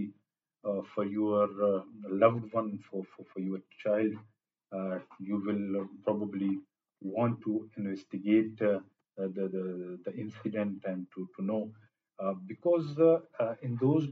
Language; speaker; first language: English; non-native, local second language; Pashto